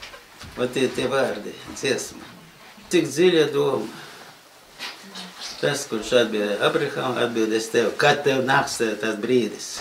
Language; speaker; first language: Latvian; non-native, local second language; Russian